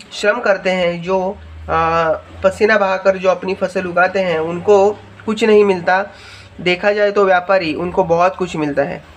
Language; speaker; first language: Hindi; non-native, local second language; Marathi